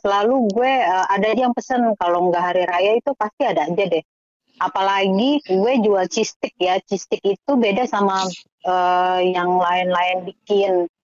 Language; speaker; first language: Indonesian; native; Indonesian